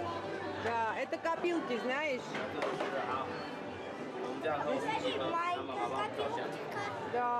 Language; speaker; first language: Russian; native; Russian